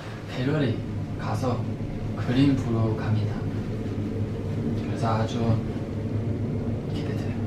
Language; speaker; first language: Korean; non-native, fluent; Chinese